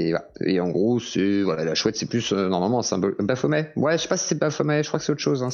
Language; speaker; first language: French; native; French